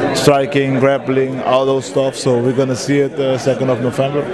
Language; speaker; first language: English; non-native, fluent; Dutch